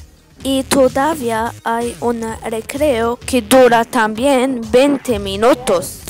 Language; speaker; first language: Spanish; non-native, learner; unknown